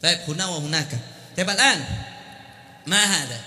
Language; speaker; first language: Arabic; non-native, fluent; Indonesian